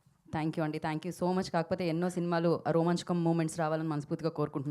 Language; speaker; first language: Telugu; native; Telugu